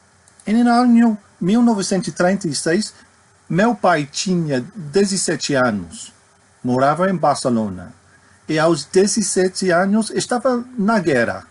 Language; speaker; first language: Portuguese; non-native, fluent; English